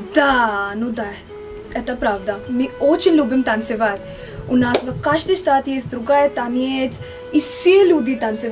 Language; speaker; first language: Russian; non-native, learner; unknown